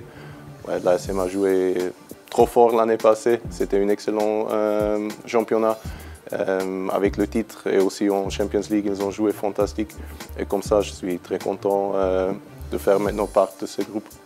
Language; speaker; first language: French; non-native, learner; German